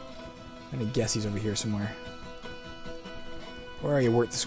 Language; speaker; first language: English; native; English